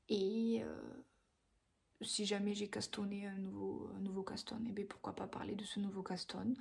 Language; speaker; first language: French; native; French